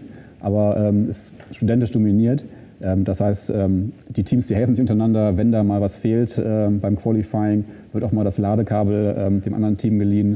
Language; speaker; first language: German; native; German